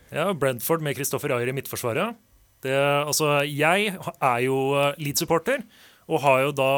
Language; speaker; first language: Norwegian; non-native, fluent; Portuguese